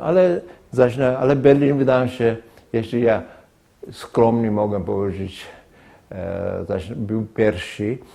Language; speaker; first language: Polish; non-native, fluent; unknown